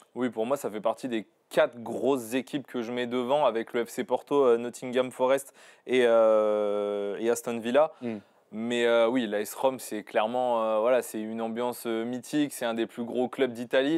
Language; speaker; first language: French; native; French